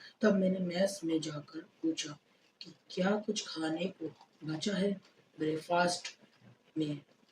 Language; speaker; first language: Urdu; native; Urdu